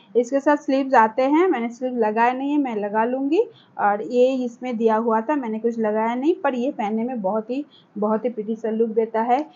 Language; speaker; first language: Hindi; non-native, local second language; Bangla